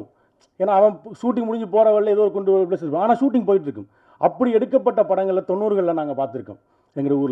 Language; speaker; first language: Tamil; native; Tamil